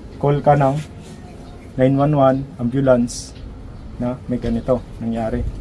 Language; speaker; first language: Filipino; non-native, local second language; Hiligaynon